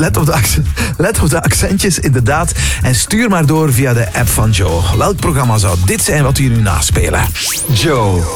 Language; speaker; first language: Dutch; native; Dutch